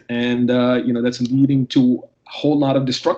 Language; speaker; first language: English; non-native, local second language; Hindi